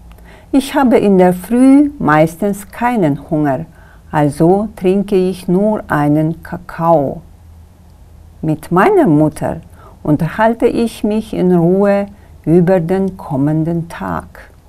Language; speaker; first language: German; non-native, fluent; Kyrgyz